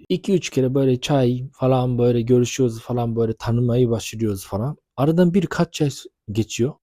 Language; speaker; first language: Turkish; non-native, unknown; Japanese